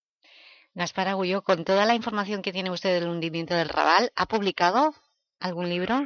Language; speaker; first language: Spanish; native; Spanish